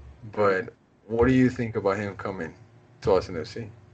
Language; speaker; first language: English; early bilingual, other home language; Spanish